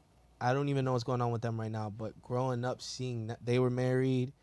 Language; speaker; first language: English; native; English